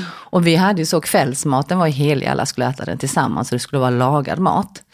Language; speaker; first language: Swedish; early bilingual, other home language; Korean